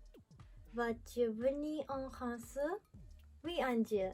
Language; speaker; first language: French; non-native, learner; Japanese